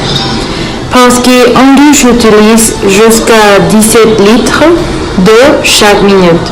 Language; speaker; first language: French; non-native, learner; Spanish